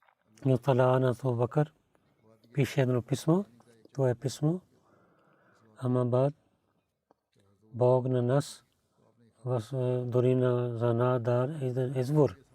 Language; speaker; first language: Bulgarian; non-native, learner; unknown